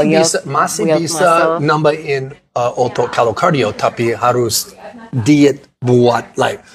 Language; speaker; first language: Indonesian; non-native, learner; English